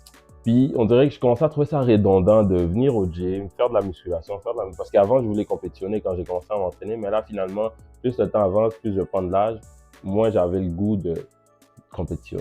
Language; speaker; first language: French; native; French